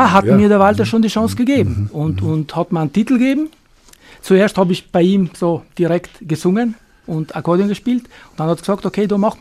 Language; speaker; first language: German; non-native, fluent; Albanian